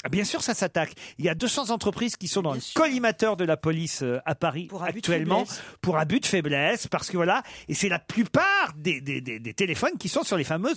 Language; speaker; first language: French; native; French